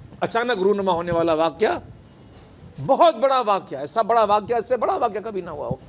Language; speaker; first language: Urdu; non-native, local second language; Sindhi